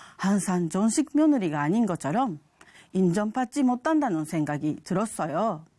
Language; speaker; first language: Korean; non-native, fluent; Japanese